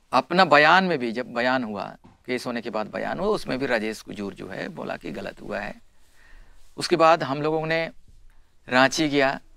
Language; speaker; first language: Hindi; non-native, local second language; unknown